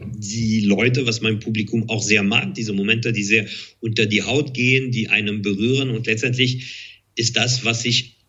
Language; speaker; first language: German; non-native, fluent; French